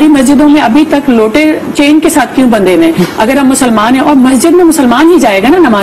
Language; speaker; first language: Urdu; native; Urdu